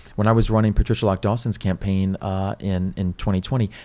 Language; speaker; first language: English; native; English